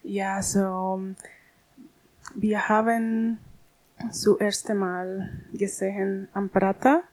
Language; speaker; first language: German; non-native, learner; Spanish